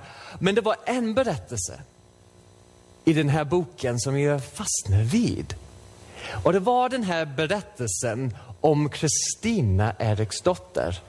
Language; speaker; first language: Swedish; non-native, fluent; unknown